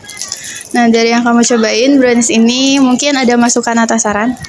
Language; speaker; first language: Indonesian; native; Indonesian